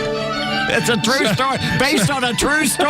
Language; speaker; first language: English; native; English